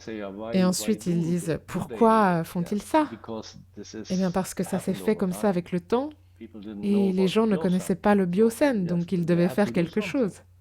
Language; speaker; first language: French; non-native, fluent; German